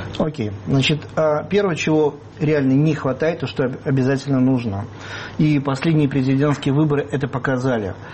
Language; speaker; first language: Russian; native; Russian